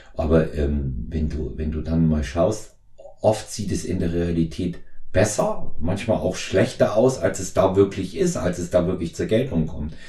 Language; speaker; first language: German; native; German